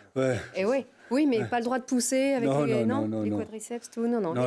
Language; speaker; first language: French; native; French